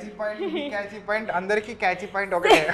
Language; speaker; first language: Telugu; native; Telugu